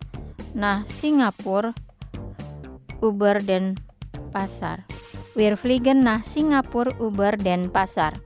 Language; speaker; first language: German; non-native, fluent; Indonesian